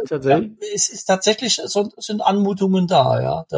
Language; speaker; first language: German; native; German